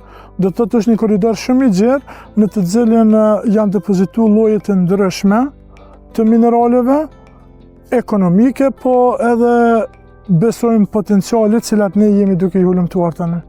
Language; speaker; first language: Albanian; native; Albanian